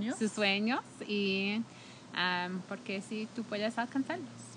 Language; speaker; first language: Spanish; non-native, fluent; English